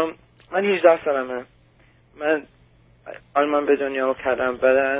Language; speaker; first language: Persian; early bilingual, heritage; Persian